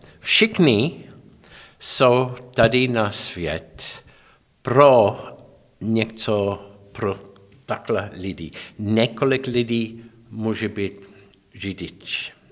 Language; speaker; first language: Czech; non-native, learner; English